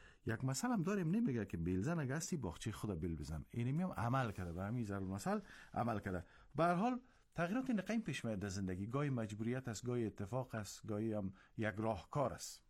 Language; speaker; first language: Persian; native; Persian